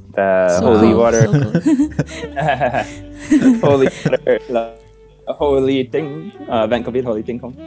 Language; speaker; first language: Vietnamese; non-native, fluent; English